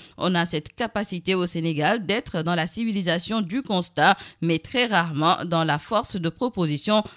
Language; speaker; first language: French; non-native, local second language; Wolof